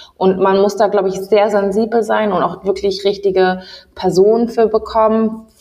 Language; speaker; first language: German; native; German